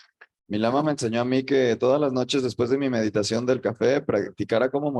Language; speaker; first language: Spanish; native; Spanish